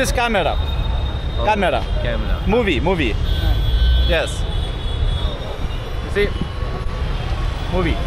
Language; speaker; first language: English; non-native, learner; Lithuanian